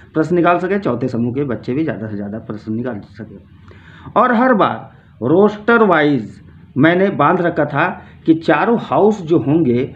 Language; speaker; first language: Hindi; native; Hindi